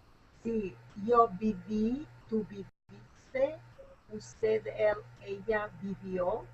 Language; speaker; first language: Spanish; non-native, learner; English